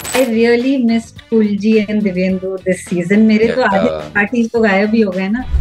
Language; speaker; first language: Hindi; native; Hindi